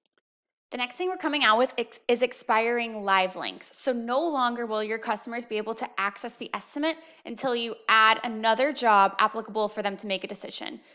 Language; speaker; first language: English; native; English